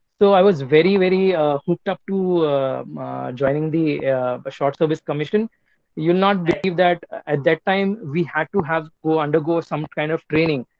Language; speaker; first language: English; non-native, local second language; Telugu